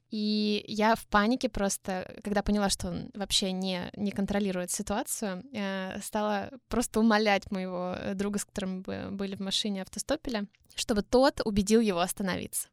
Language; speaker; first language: Russian; native; Russian